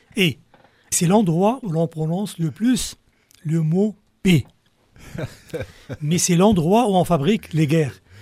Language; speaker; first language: French; non-native, local second language; Arabic